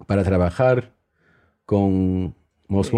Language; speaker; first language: Spanish; early bilingual, heritage; Spanish